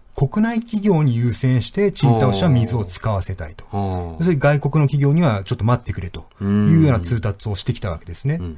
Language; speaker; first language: Japanese; native; Japanese